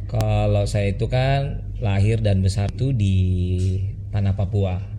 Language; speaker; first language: Indonesian; native; Indonesian